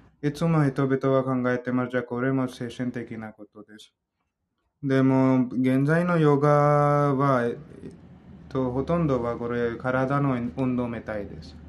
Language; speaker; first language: Japanese; non-native, learner; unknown